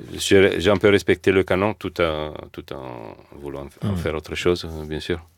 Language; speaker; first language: French; non-native, fluent; Italian